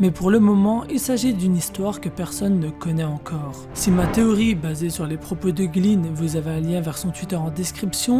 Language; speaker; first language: French; native; French